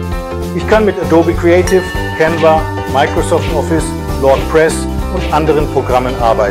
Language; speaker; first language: German; non-native, fluent; Bulgarian